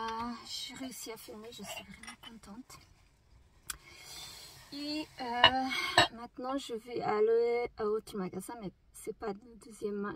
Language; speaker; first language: French; non-native, fluent; Portuguese